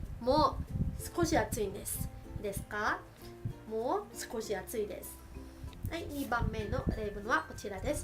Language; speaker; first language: Japanese; early bilingual, other home language; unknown